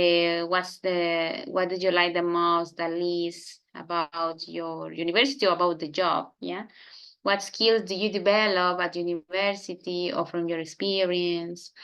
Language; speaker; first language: English; non-native, fluent; Spanish